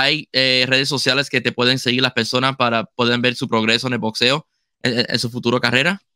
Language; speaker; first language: Spanish; early bilingual, heritage; Spanish